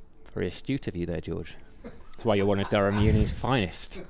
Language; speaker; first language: English; native; English